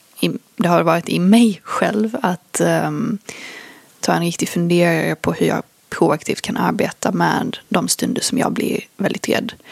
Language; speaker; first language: Swedish; early bilingual, other home language; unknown